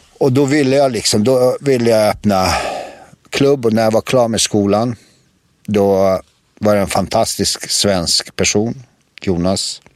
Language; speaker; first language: Swedish; early bilingual, other home language; Serbian